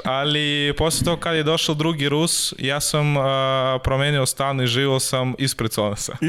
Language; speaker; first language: Serbian; non-native, learner; Russian